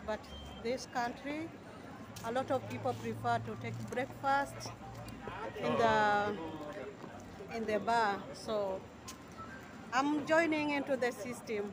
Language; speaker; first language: English; non-native, learner; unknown